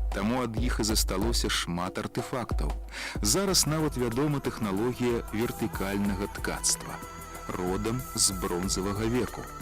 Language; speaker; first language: Belarusian; native; Belarusian